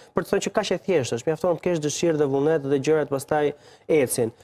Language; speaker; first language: Albanian; native; Albanian